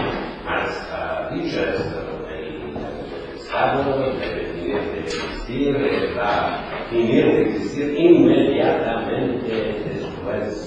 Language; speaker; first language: Spanish; non-native, fluent; Polish